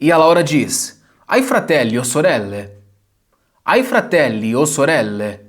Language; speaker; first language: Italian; non-native, fluent; Portuguese